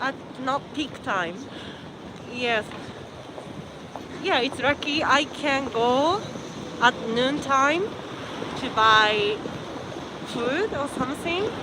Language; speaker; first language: English; non-native, fluent; Japanese